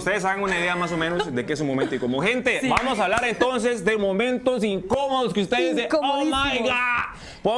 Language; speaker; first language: Spanish; native; Spanish